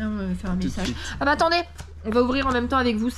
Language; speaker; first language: French; native; French